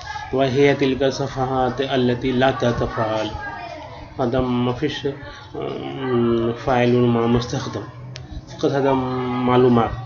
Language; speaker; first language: Arabic; non-native, learner; Urdu